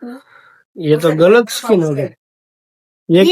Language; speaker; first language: Hindi; non-native, local second language; Gujarati